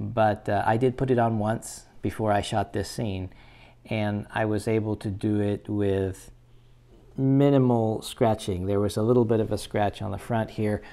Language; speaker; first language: English; native; English